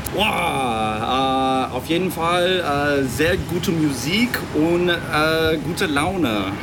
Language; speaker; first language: German; non-native, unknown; English